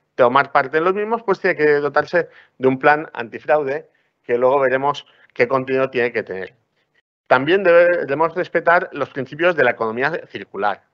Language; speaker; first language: Spanish; non-native, local second language; Catalan